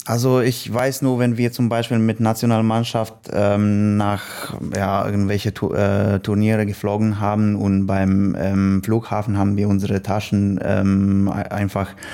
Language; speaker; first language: German; non-native, learner; Polish